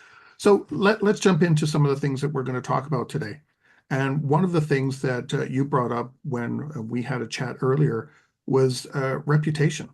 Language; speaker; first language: English; native; English